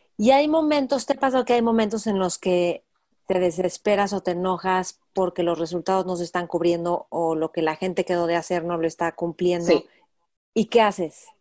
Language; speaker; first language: Spanish; native; Spanish